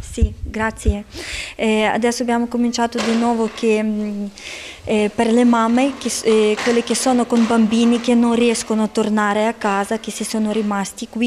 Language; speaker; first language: Italian; non-native, fluent; Ukrainian